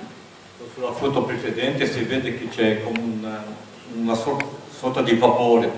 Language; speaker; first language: Italian; native; Italian